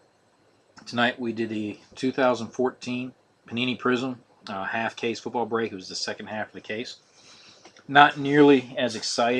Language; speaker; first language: English; native; English